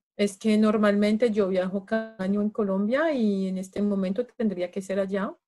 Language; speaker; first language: Spanish; non-native, fluent; French